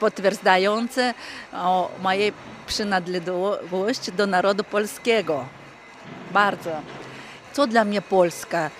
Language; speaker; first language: Polish; early bilingual, heritage; Russian